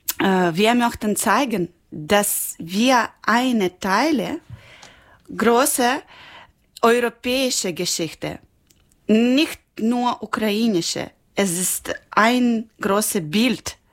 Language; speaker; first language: German; non-native, learner; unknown